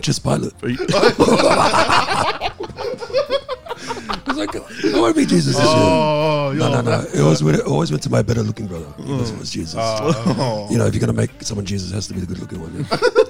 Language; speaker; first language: English; non-native, local second language; Samoan